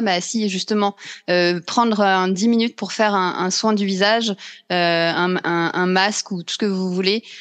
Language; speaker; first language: French; native; French